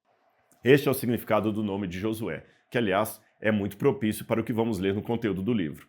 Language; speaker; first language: Portuguese; native; Portuguese